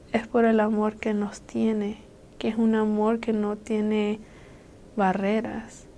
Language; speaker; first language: Spanish; early bilingual, other home language; English